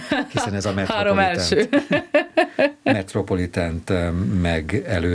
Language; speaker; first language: Hungarian; native; Hungarian